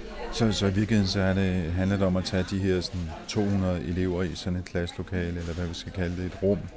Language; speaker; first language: Danish; native; Danish